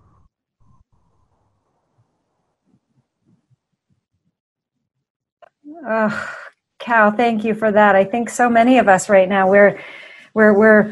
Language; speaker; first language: English; native; English